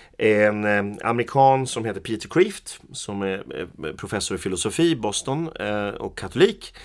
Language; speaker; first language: Swedish; native; Swedish